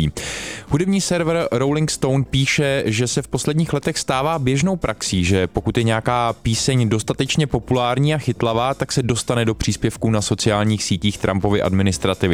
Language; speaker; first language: Czech; native; Czech